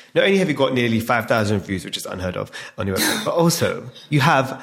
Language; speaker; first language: English; native; English